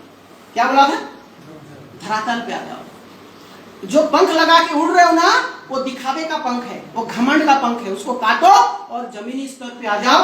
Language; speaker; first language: Hindi; non-native, local second language; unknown